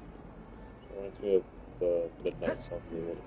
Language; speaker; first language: English; native; English